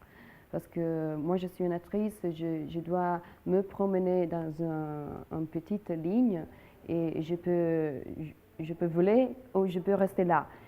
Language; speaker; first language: French; non-native, fluent; Italian